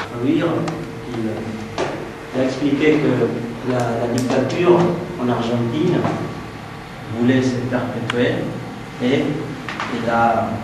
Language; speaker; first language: French; non-native, fluent; Spanish